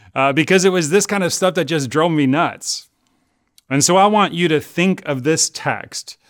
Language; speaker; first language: English; native; English